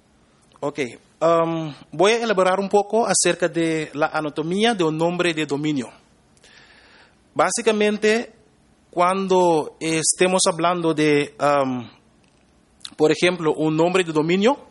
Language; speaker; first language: Spanish; non-native, fluent; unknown